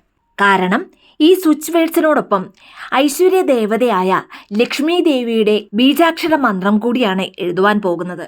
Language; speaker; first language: Malayalam; native; Malayalam